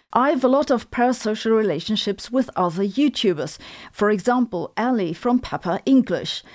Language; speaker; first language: English; non-native, fluent; German